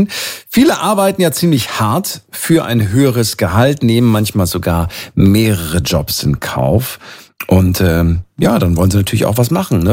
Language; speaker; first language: German; native; German